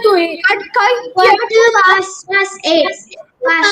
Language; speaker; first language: English; non-native, local second language; Tamil